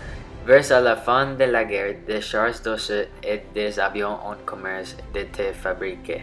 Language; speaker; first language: French; non-native, learner; English